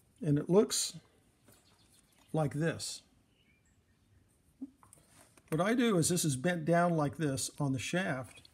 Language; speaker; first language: English; native; English